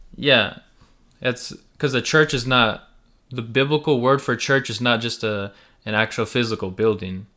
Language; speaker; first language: English; early bilingual, other home language; Russian